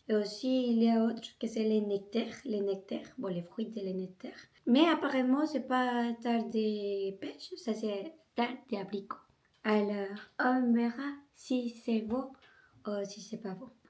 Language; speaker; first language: French; non-native, learner; Spanish